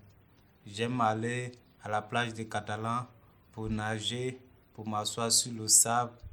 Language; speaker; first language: French; non-native, learner; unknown